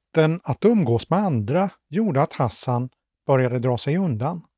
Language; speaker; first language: Swedish; native; Swedish